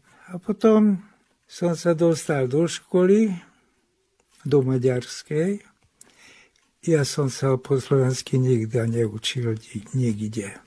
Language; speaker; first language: Slovak; non-native, local second language; Hungarian